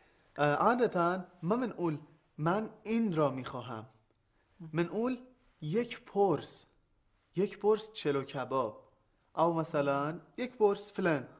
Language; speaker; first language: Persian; non-native, fluent; Arabic